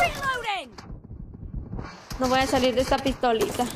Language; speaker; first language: Spanish; native; Spanish